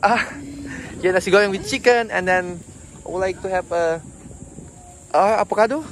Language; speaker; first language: English; non-native, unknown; Indonesian